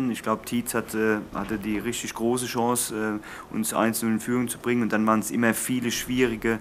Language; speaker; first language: German; native; German